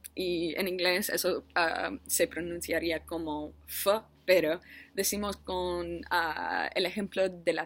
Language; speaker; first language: Spanish; non-native, learner; English